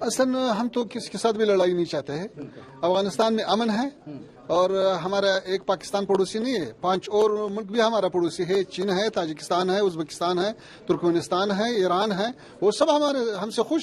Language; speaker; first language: Hindi; non-native, fluent; Pashto